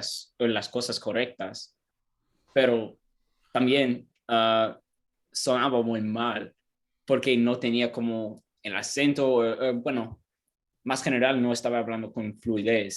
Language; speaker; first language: Spanish; non-native, learner; English